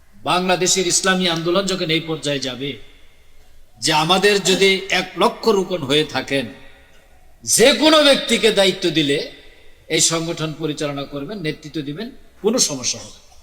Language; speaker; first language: Bangla; native; Bangla